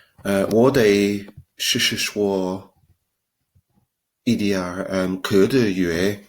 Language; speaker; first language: Chinese; non-native, learner; English